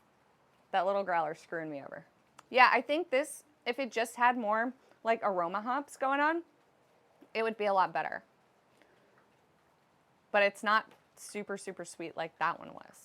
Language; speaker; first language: English; native; English